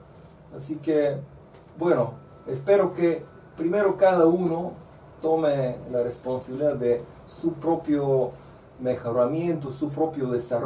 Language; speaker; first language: Spanish; non-native, fluent; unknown